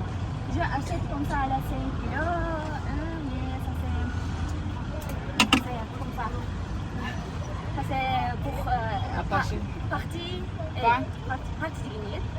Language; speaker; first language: French; non-native, learner; Kazakh